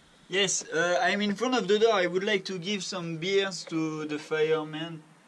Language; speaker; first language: English; non-native, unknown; French